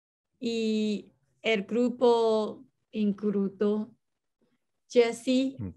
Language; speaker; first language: Spanish; non-native, learner; Chinese